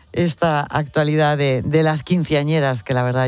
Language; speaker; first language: Spanish; native; Spanish